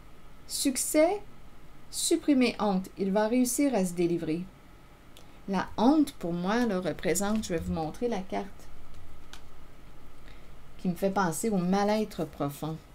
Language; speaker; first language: French; native; French